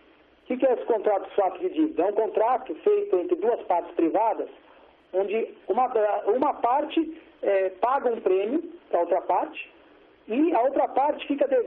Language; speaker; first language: Portuguese; native; Portuguese